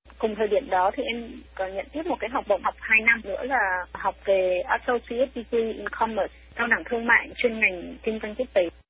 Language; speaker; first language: Vietnamese; native; Vietnamese